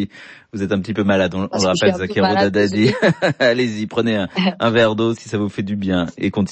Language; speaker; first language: French; native; French